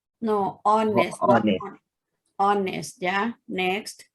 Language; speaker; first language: English; non-native, fluent; Thai